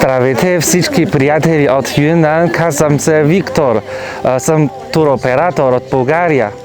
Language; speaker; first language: Bulgarian; non-native, fluent; Chinese